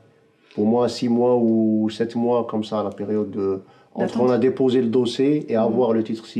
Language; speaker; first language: French; non-native, fluent; Arabic